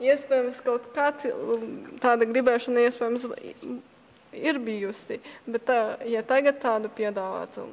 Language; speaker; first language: Latvian; native; Latvian